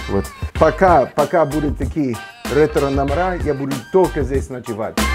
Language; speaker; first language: Russian; non-native, fluent; English